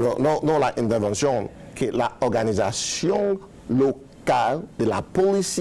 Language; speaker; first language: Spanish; non-native, learner; Haitian Creole